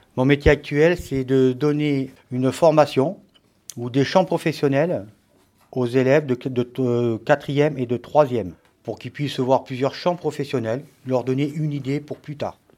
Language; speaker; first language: French; native; French